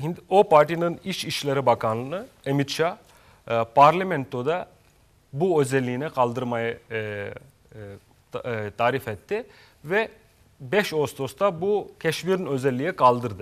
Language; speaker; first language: Turkish; non-native, fluent; Kashmiri